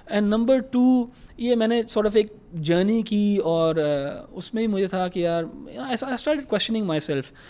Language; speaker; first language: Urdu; native; Urdu